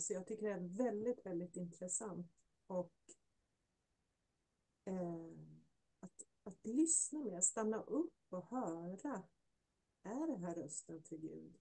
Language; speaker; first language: Swedish; native; Swedish